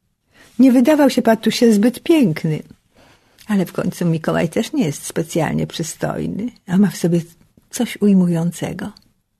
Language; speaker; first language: Polish; native; Polish